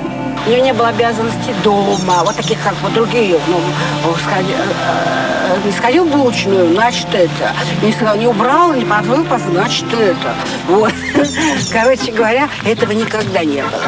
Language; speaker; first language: Russian; native; Russian